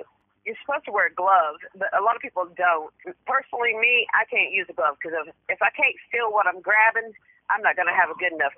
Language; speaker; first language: English; native; English